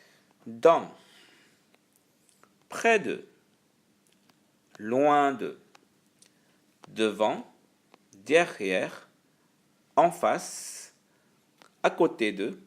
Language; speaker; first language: French; non-native, fluent; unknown